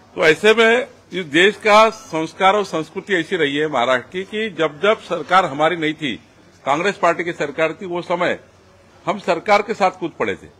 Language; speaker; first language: Hindi; non-native, local second language; Marathi